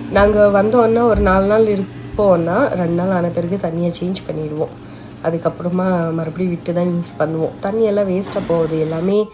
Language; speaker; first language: Tamil; non-native, local second language; Telugu